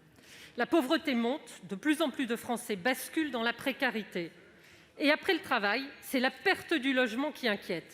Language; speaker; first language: French; native; French